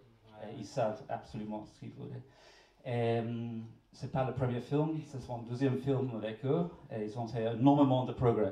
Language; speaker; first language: French; native; French